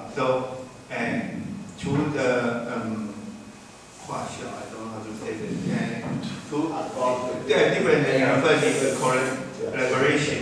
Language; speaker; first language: English; non-native, fluent; Chinese